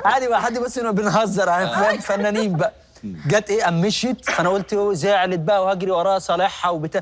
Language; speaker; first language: Arabic; native; Arabic